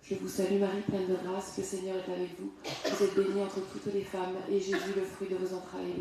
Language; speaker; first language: French; native; French